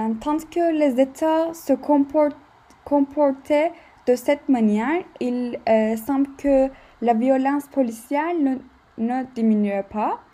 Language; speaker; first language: French; non-native, learner; Turkish